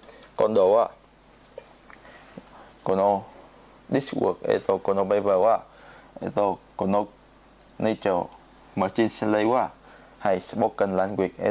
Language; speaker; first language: Japanese; non-native, learner; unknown